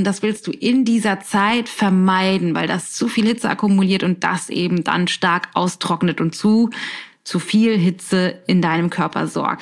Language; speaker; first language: German; native; German